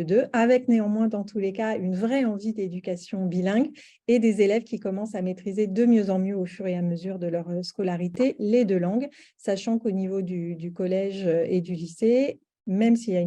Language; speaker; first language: French; native; French